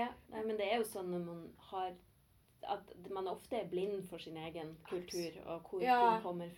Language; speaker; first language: Norwegian; native; Norwegian